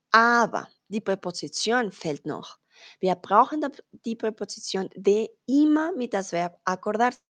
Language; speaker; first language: German; non-native, fluent; Spanish